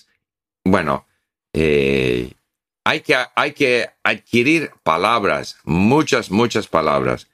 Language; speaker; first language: Spanish; non-native, fluent; English